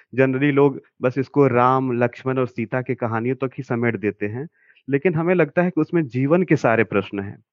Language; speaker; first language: Hindi; native; Hindi